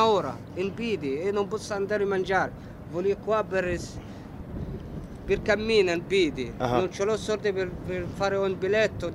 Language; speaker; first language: Italian; non-native, learner; Arabic